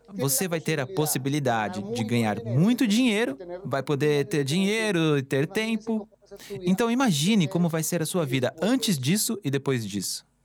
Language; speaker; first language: Portuguese; non-native, fluent; Spanish